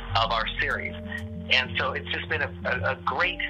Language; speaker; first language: English; native; English